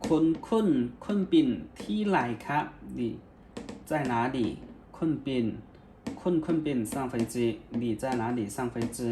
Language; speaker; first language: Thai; non-native, learner; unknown